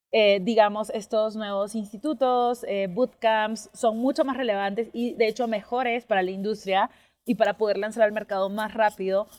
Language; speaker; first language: Spanish; native; Spanish